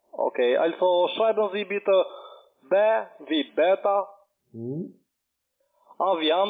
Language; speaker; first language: German; non-native, learner; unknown